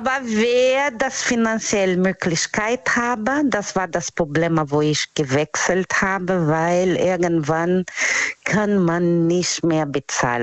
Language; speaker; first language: German; non-native, fluent; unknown